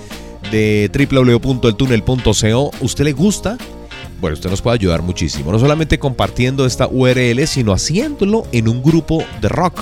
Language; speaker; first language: Spanish; native; Spanish